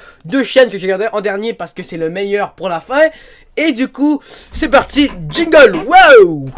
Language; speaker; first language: French; native; French